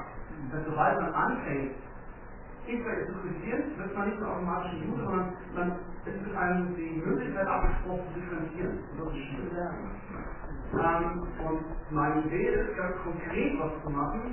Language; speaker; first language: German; non-native, fluent; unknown